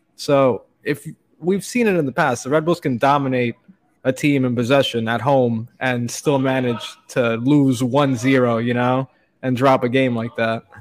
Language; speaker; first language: English; native; English